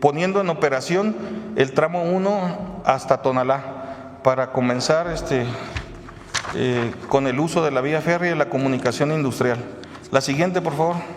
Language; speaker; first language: Spanish; native; Spanish